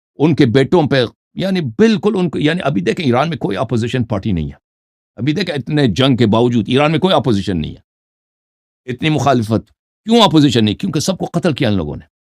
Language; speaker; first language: Urdu; non-native, fluent; Persian